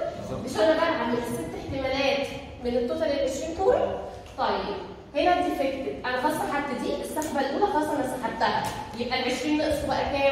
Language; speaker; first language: Arabic; native; Arabic